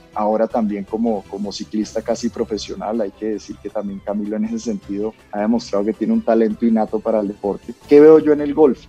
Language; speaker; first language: Spanish; native; Spanish